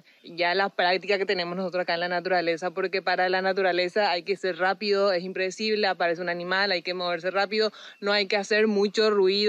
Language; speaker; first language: Spanish; native; Spanish